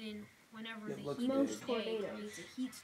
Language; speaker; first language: English; native; English